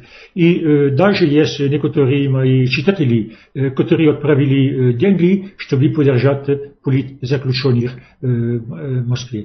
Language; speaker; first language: Russian; non-native, fluent; French